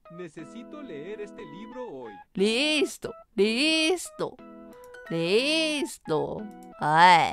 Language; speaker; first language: Spanish; non-native, learner; Japanese